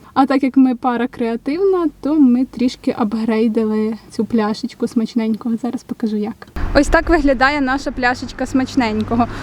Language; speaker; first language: Ukrainian; non-native, local second language; Russian